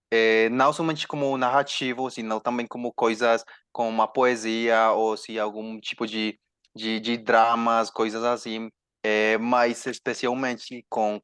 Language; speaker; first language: Portuguese; non-native, learner; Spanish